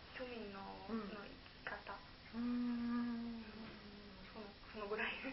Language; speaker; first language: Japanese; non-native, learner; German